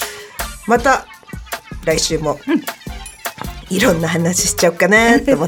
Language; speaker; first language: Japanese; native; Japanese